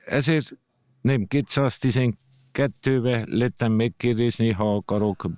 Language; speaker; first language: Hungarian; early bilingual, heritage; Hungarian